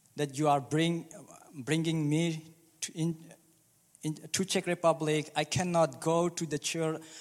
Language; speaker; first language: English; early bilingual, other home language; Burmese